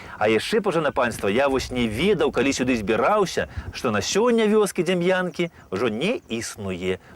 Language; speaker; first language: Belarusian; native; Belarusian